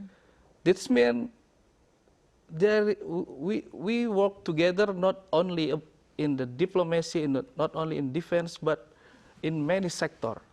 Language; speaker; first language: English; non-native, learner; Indonesian